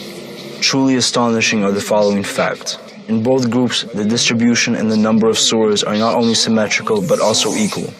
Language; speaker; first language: English; non-native, fluent; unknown